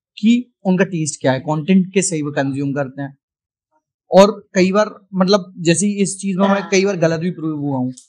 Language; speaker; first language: Hindi; native; Hindi